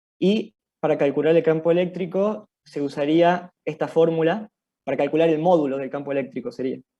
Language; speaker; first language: Spanish; native; Spanish